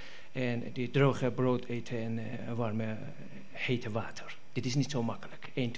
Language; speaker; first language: Dutch; non-native, fluent; Persian